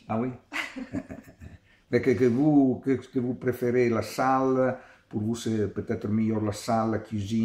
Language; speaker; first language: French; non-native, learner; Italian